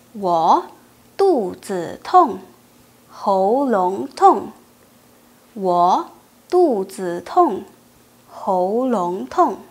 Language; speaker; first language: Chinese; non-native, fluent; Indonesian